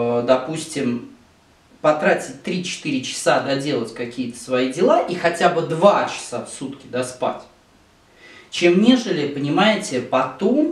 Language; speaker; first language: Russian; native; Russian